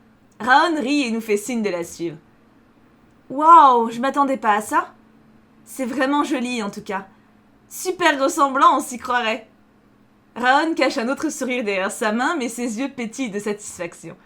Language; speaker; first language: French; native; French